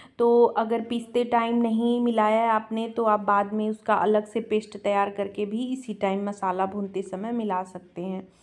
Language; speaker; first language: Hindi; native; Hindi